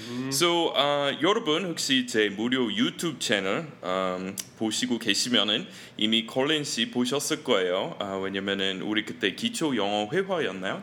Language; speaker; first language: Korean; non-native, fluent; English